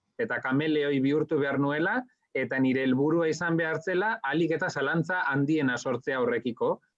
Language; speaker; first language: Basque; non-native, local second language; Spanish